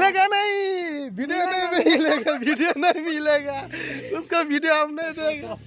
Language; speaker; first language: Hindi; non-native, local second language; Bangla